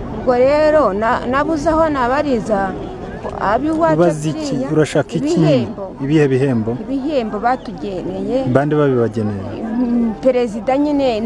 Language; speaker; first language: Kinyarwanda; early bilingual, heritage; Kinyarwanda